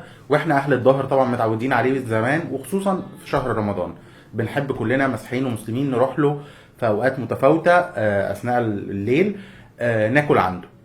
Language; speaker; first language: Arabic; native; Arabic